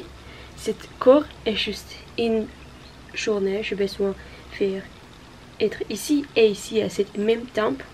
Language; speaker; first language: French; non-native, learner; Norwegian